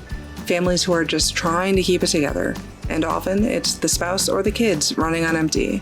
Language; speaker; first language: English; native; English